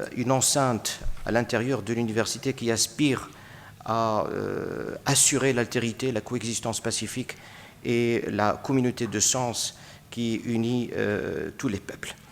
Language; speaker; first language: French; non-native, local second language; Arabic